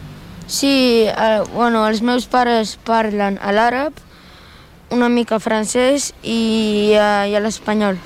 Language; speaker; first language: Catalan; early bilingual, other home language; Arabic